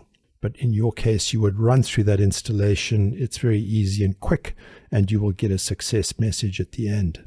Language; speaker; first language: English; native; English